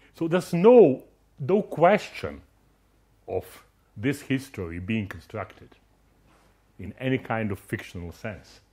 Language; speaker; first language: English; non-native, fluent; Croatian